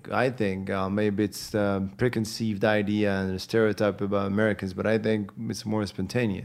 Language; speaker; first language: English; non-native, fluent; Arabic